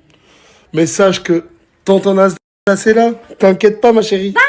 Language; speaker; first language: French; native; French